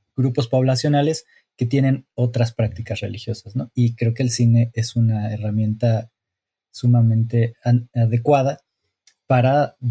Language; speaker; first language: Spanish; native; Spanish